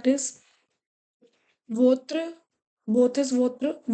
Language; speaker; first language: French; non-native, fluent; Hindi